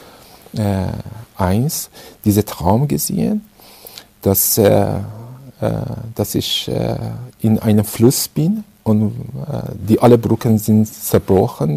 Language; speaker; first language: German; non-native, fluent; Persian